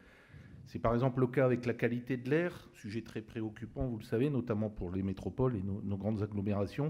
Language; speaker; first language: French; native; French